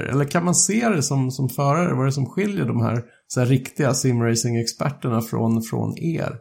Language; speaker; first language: Swedish; native; Swedish